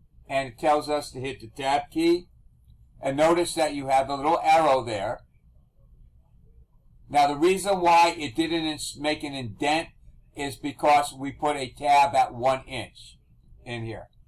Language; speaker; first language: English; native; English